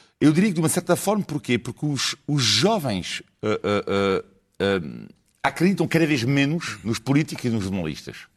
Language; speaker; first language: Portuguese; non-native, fluent; French